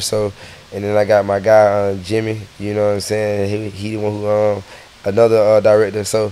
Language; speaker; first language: English; native; English